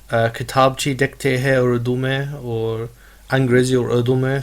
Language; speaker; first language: Urdu; non-native, learner; English